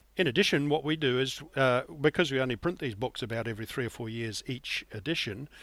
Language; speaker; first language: English; native; English